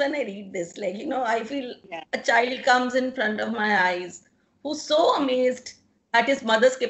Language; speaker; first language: English; non-native, local second language; Punjabi